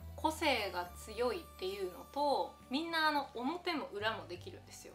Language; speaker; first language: Japanese; native; Japanese